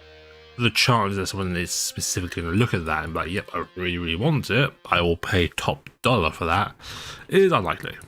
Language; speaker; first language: English; native; English